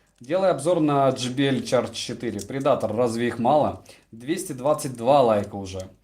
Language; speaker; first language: Russian; native; Russian